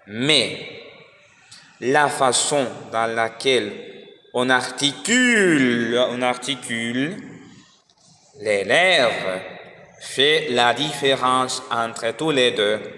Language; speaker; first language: French; non-native, learner; Spanish